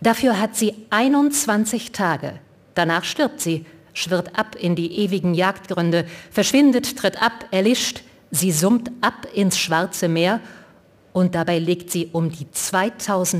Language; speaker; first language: German; native; German